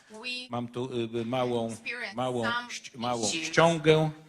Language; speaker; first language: Polish; native; Polish